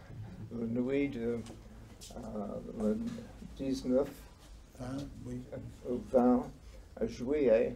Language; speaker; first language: French; non-native, learner; English